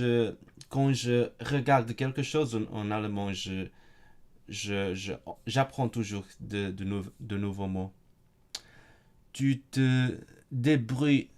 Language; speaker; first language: French; non-native, fluent; Cantonese